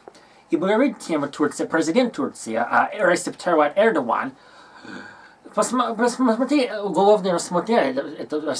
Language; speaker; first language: Russian; non-native, learner; Turkish